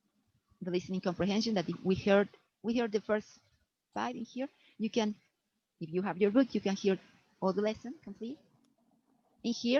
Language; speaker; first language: English; non-native, fluent; Spanish